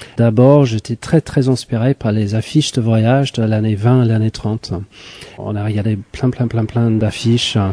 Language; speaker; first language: French; non-native, fluent; English